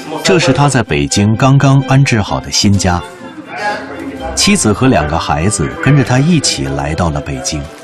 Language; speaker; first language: Chinese; native; Chinese